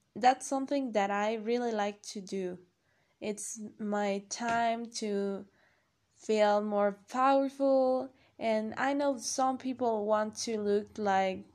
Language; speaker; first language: English; non-native, learner; Spanish